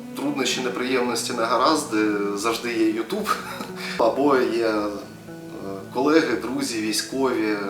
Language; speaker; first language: Ukrainian; native; Ukrainian